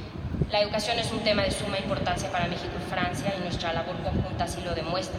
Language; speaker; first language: Spanish; native; Spanish